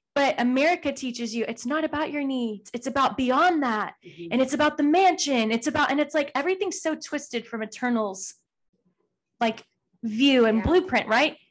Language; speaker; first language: English; native; English